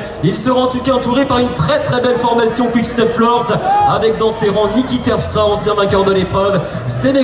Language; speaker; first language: French; native; French